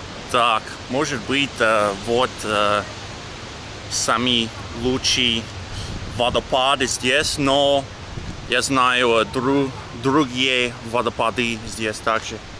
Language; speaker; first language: Russian; non-native, learner; English